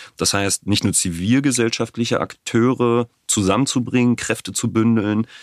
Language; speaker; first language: German; native; German